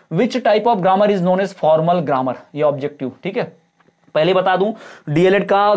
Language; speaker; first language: Hindi; native; Hindi